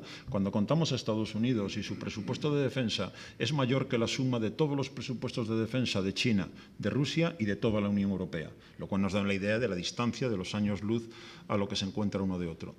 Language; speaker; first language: Spanish; native; Spanish